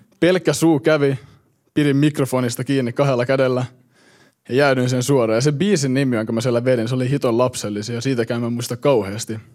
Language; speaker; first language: Finnish; early bilingual, heritage; Finnish